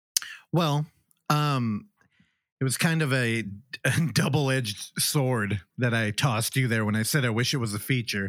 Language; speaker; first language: English; native; English